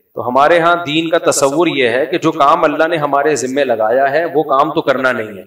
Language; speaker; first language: Urdu; native; Urdu